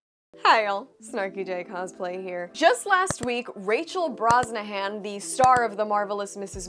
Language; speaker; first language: English; native; English